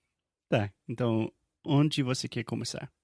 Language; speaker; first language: Portuguese; non-native, fluent; English